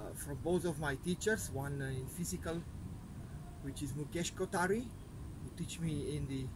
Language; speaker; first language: English; non-native, fluent; Romanian